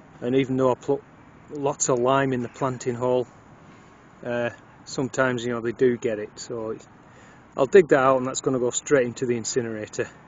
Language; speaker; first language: English; native; English